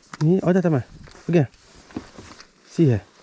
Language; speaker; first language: Finnish; non-native, learner; Malay